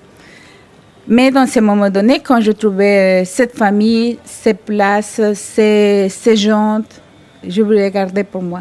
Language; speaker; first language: French; non-native, fluent; Spanish